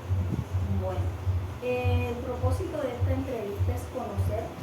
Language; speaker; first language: Spanish; native; Spanish